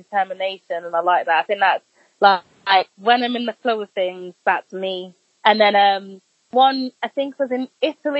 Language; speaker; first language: English; native; English